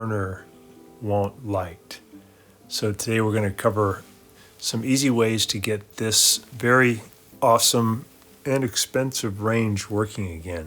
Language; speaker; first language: English; native; English